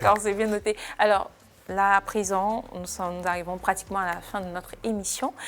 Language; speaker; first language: French; native; French